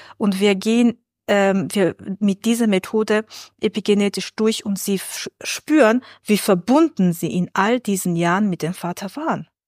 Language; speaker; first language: German; non-native, fluent; Armenian